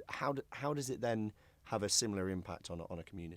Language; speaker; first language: English; native; English